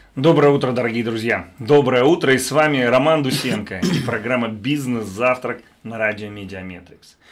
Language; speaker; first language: Russian; native; Russian